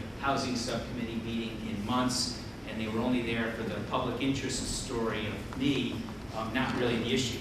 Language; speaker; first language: English; native; English